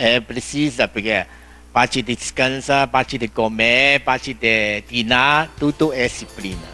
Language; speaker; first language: Portuguese; non-native, learner; Chinese